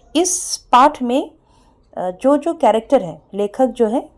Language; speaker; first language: Hindi; non-native, local second language; Assamese